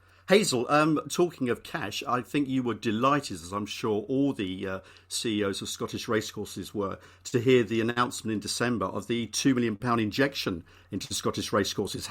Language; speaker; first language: English; native; English